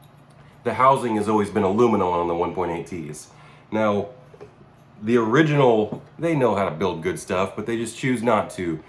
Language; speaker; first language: English; native; English